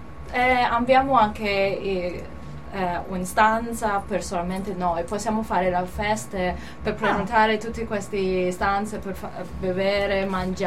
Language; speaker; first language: Italian; non-native, learner; Cantonese